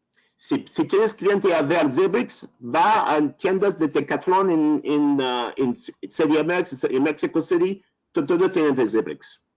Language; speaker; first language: Spanish; non-native, learner; French